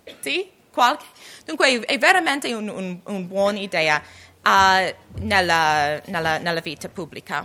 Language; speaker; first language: Italian; non-native, learner; English